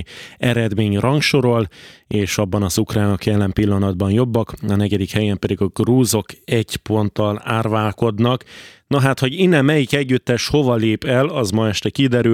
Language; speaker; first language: Hungarian; native; Hungarian